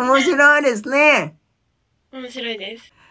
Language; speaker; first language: Japanese; non-native, learner; Vietnamese